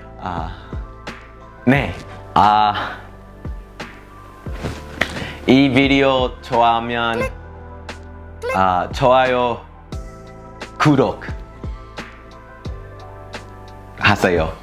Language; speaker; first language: Korean; non-native, learner; English